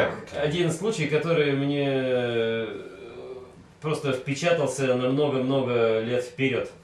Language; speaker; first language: Russian; native; Russian